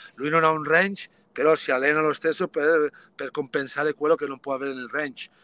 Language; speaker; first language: Italian; early bilingual, other home language; Spanish